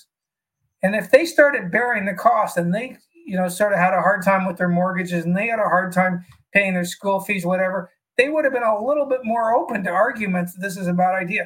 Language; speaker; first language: English; native; English